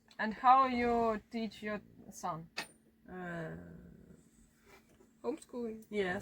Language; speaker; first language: English; non-native, learner; Ukrainian